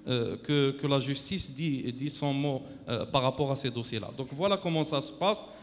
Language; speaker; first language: French; non-native, local second language; Arabic